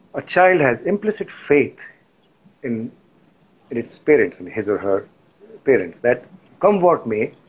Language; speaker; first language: English; non-native, local second language; Hindi